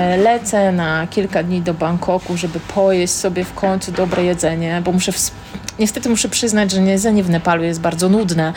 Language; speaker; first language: Polish; native; Polish